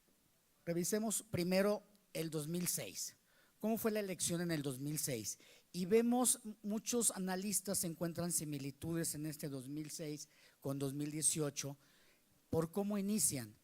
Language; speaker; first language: Spanish; native; Spanish